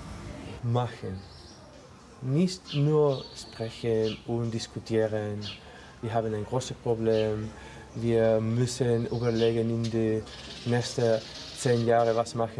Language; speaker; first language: German; non-native, learner; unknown